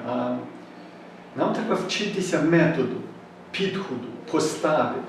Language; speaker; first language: Ukrainian; early bilingual, heritage; Ukrainian